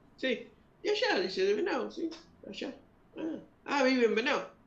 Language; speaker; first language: Spanish; early bilingual, other home language; Guarani